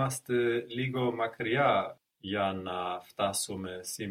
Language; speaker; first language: Greek; non-native, learner; English